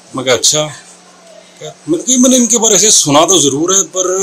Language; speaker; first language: Hindi; native; Hindi